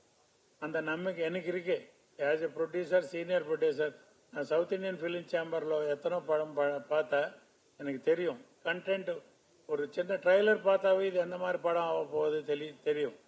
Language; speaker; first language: Tamil; non-native, learner; Telugu